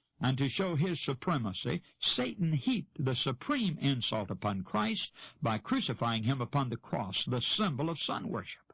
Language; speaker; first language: English; native; English